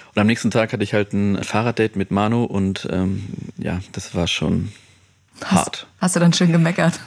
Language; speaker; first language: German; native; German